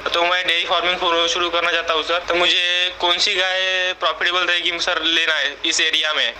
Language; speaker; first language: Hindi; non-native, local second language; Marathi